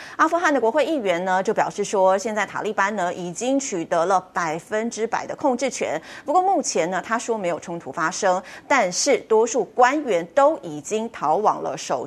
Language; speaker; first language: Chinese; native; Chinese